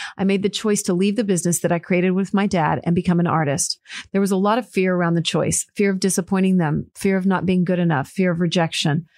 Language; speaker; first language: English; early bilingual, other home language; Portuguese